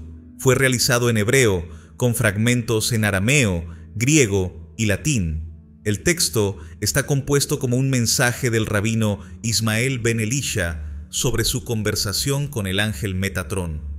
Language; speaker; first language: Spanish; native; Spanish